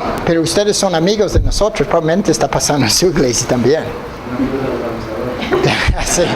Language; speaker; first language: Spanish; non-native, fluent; English